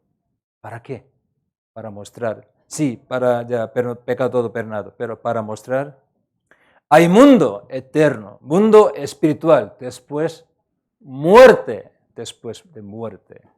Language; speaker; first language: Spanish; non-native, learner; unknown